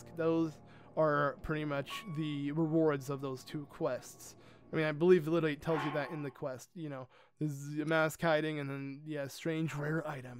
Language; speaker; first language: English; native; English